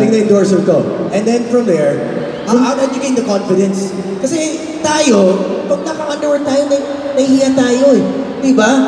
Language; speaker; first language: Filipino; native; Filipino